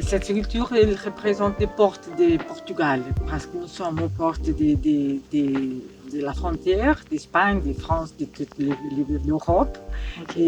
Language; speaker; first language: French; non-native, learner; Portuguese